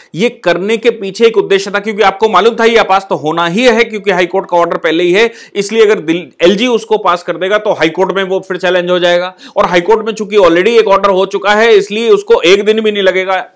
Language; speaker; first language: Hindi; native; Hindi